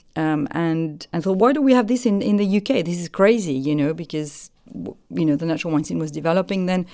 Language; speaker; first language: English; non-native, fluent; French